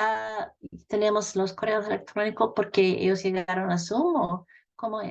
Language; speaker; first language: Spanish; non-native, fluent; English